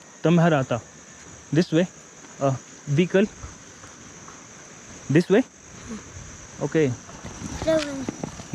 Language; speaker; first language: English; non-native, local second language; Hindi